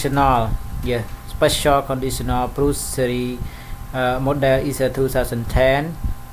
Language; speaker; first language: English; non-native, learner; Khmer